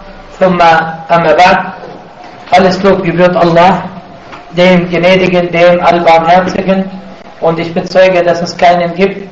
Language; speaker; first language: German; non-native, fluent; Arabic